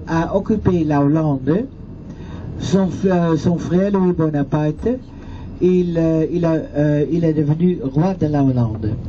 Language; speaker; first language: French; non-native, fluent; Dutch